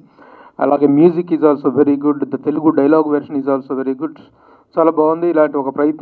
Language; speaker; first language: Telugu; native; Telugu